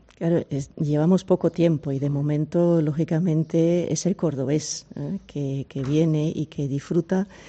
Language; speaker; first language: Spanish; early bilingual, heritage; German